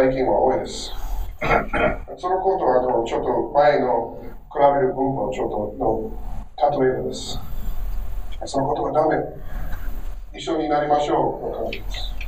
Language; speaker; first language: Japanese; non-native, learner; English